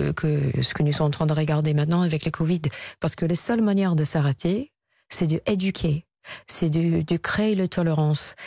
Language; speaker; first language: French; non-native, fluent; English